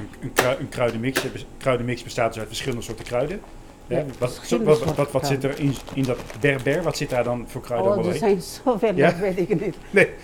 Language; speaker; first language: Dutch; native; Dutch